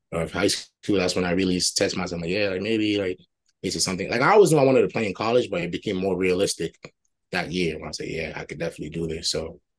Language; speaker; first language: English; early bilingual, other home language; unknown